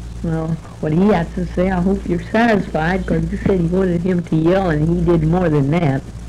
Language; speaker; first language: English; early bilingual, other home language; Spanish